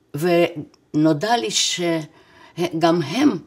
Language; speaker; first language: Hebrew; non-native, fluent; Russian